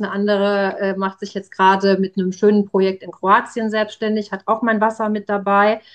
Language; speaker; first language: German; native; German